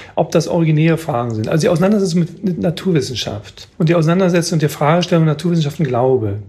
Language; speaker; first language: German; native; German